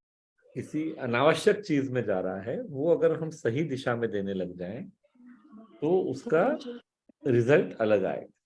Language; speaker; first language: Hindi; native; Hindi